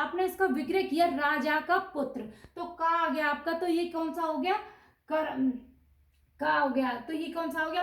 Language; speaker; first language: Hindi; native; Hindi